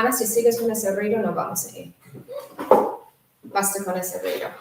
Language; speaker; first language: Spanish; non-native, learner; English